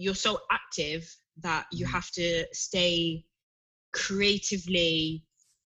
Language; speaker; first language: English; native; English